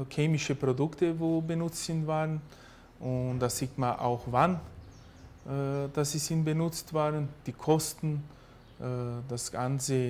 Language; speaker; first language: German; early bilingual, heritage; German